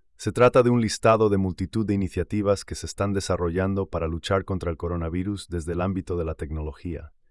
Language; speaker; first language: Spanish; native; Spanish